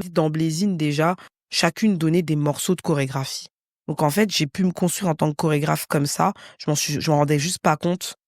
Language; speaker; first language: French; native; French